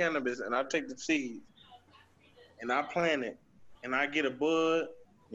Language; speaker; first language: English; native; English